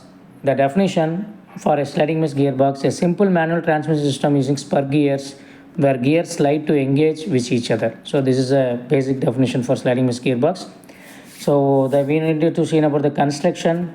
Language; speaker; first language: English; non-native, local second language; Tamil